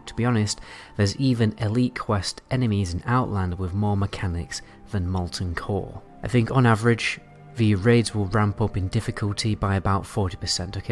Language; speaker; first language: English; native; English